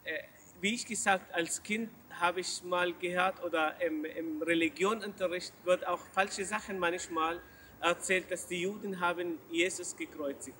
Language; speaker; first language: German; non-native, learner; Arabic